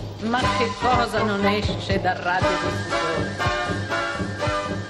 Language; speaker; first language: Italian; native; Italian